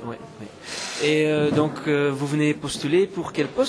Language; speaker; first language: French; non-native, fluent; Dutch